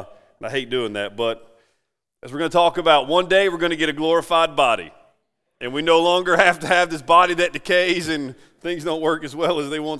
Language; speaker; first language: English; native; English